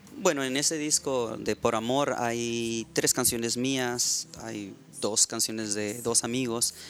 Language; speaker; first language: Spanish; native; Spanish